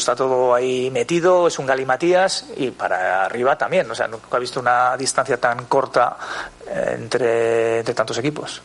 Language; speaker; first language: Spanish; native; Spanish